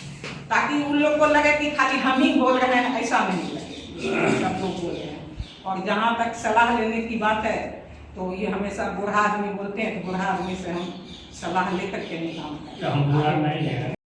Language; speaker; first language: Hindi; native; Hindi